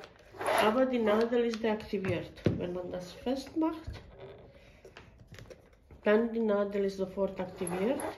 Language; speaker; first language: German; non-native, fluent; Bosnian